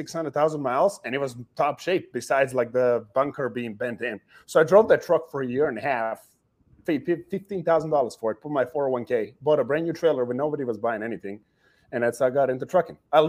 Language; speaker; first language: English; non-native, fluent; Serbian